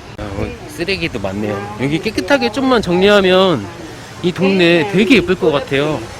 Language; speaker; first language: Korean; native; Korean